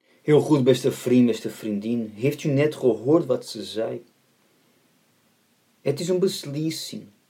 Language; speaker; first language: Dutch; non-native, fluent; Portuguese